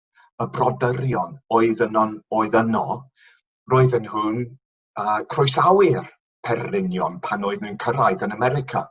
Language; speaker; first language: Welsh; non-native, fluent; English